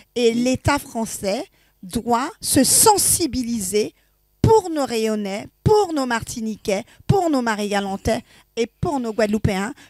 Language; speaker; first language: French; native; French